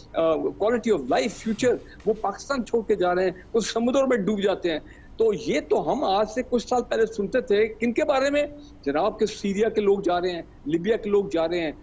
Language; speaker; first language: Urdu; native; Urdu